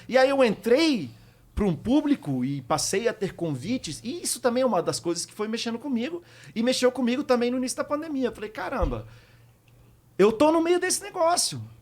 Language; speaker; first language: Portuguese; early bilingual, heritage; Portuguese